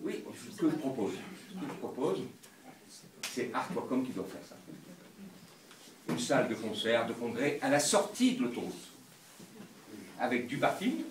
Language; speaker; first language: French; native; French